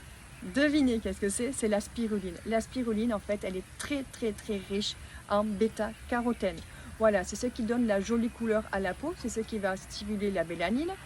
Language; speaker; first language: French; native; French